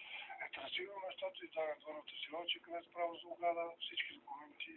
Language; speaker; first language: Bulgarian; native; Bulgarian